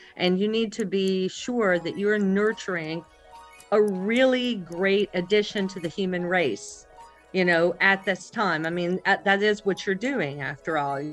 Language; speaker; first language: English; native; English